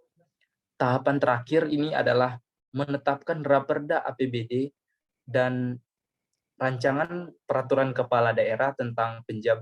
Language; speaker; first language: Indonesian; native; Indonesian